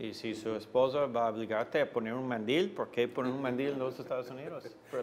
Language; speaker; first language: Spanish; non-native, fluent; English